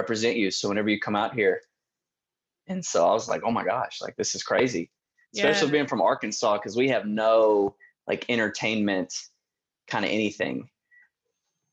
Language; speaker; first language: English; native; English